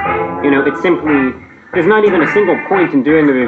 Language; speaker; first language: English; native; English